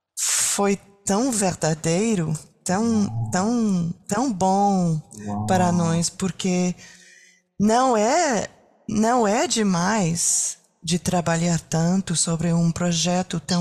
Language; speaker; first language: Portuguese; non-native, learner; French